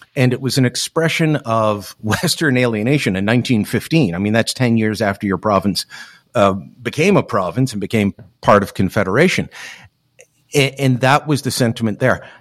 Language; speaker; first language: English; native; English